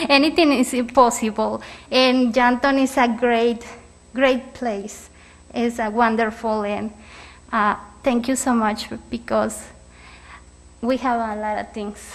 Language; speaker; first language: English; non-native, learner; Spanish